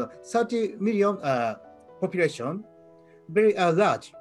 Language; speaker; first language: English; non-native, learner; Japanese